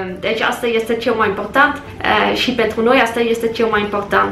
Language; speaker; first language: Romanian; non-native, learner; English